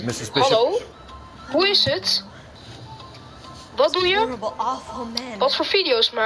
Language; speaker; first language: Dutch; native; Dutch